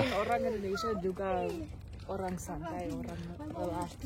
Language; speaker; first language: Indonesian; non-native, learner; English